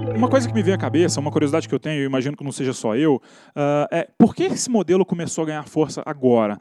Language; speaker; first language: Portuguese; native; Portuguese